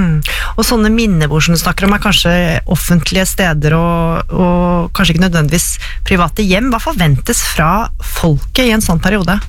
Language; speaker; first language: Norwegian; native; Norwegian